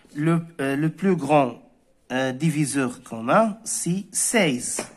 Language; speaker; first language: French; non-native, local second language; Arabic